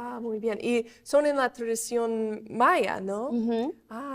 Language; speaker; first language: Spanish; non-native, fluent; English